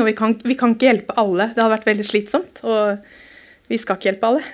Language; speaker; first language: Norwegian; native; Norwegian